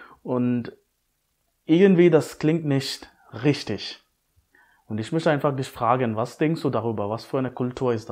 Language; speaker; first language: German; non-native, fluent; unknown